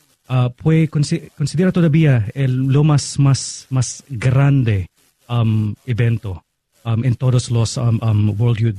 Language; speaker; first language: Spanish; non-native, fluent; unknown